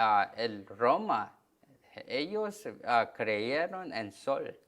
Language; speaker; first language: Spanish; non-native, learner; Korean